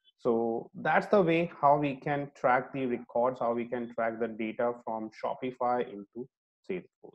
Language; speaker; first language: English; non-native, local second language; Hindi